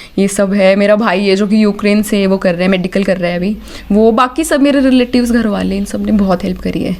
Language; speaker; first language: Hindi; native; Hindi